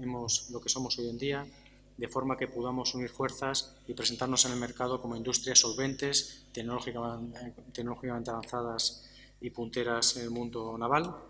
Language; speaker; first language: Spanish; native; Spanish